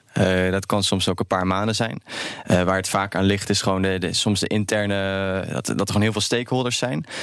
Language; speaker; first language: Dutch; native; Dutch